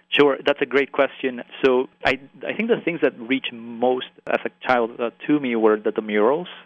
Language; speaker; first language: English; early bilingual, other home language; Spanish